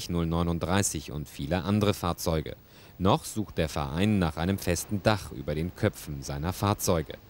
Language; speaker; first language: German; native; German